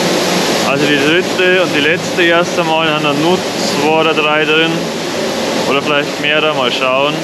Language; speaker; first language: German; native; German